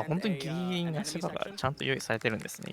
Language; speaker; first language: Japanese; native; Japanese